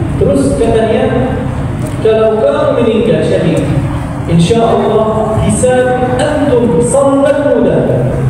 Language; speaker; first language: Indonesian; non-native, fluent; Arabic